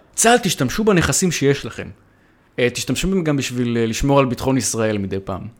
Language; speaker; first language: Hebrew; native; Hebrew